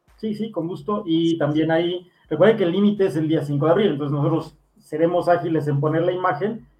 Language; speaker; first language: Spanish; native; Spanish